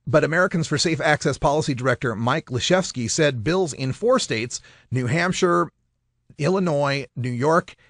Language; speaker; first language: English; native; English